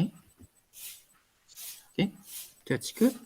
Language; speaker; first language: English; non-native, learner; Indonesian